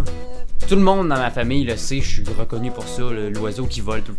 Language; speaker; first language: French; native; French